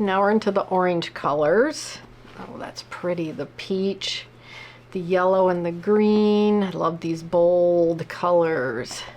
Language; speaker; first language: English; native; English